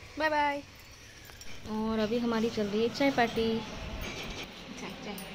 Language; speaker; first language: Hindi; native; Hindi